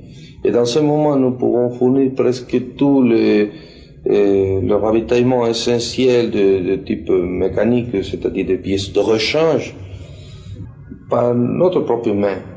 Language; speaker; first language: French; non-native, fluent; Spanish